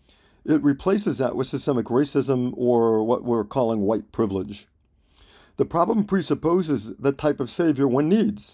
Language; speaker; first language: English; native; English